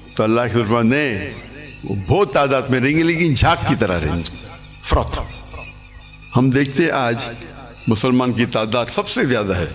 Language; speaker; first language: Urdu; non-native, local second language; English